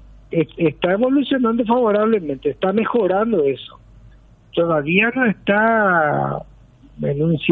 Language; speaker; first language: Spanish; native; Spanish